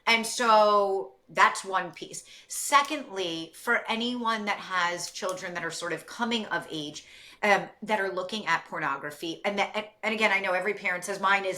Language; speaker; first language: English; native; English